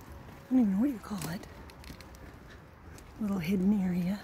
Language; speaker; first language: English; native; English